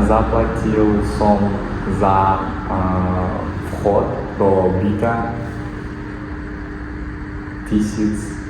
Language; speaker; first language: Slovak; non-native, learner; Kazakh